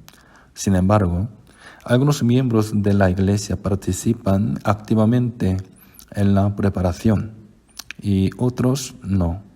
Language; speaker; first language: Spanish; non-native, fluent; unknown